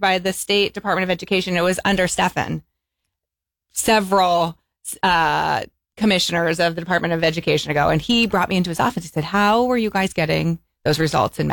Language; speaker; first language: English; native; English